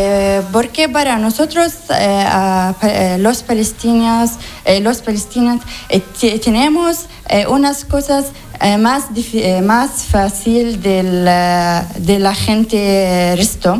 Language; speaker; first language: Spanish; non-native, learner; Arabic